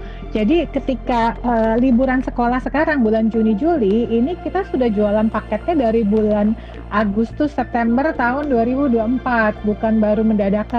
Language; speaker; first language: Indonesian; native; Indonesian